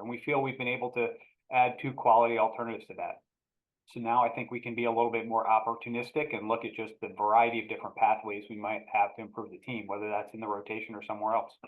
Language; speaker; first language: English; native; English